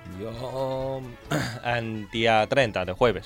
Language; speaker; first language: Spanish; non-native, learner; Chinese